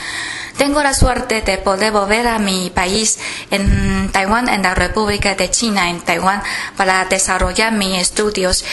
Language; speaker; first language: Spanish; non-native, fluent; Chinese